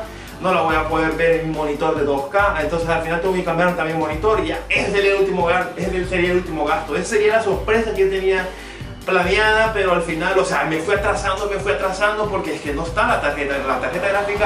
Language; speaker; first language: Spanish; early bilingual, other home language; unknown